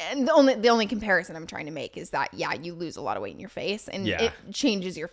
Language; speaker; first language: English; native; English